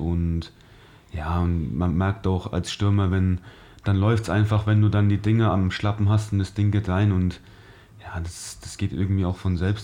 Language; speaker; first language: German; native; German